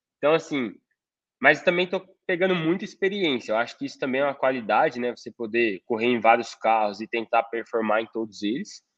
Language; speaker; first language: Portuguese; native; Portuguese